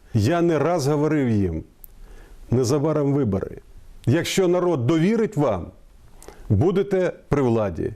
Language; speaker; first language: Ukrainian; non-native, local second language; Russian